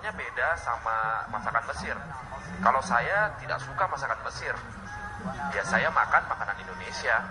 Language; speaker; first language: Indonesian; early bilingual, heritage; Arabic